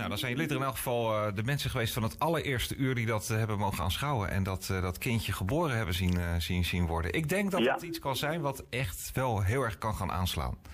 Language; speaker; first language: Dutch; native; Dutch